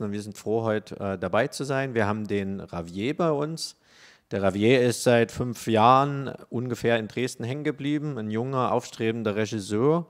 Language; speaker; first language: German; native; German